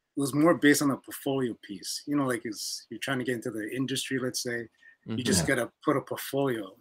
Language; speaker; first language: English; native; English